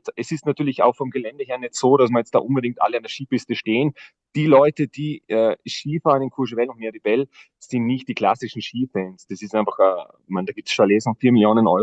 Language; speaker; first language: German; native; German